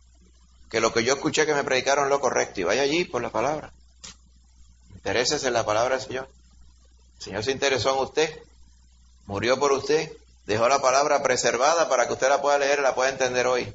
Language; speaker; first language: Spanish; native; Spanish